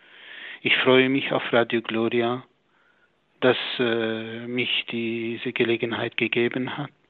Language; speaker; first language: German; non-native, fluent; Arabic